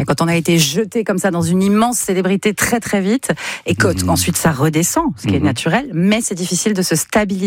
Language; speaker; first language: French; native; French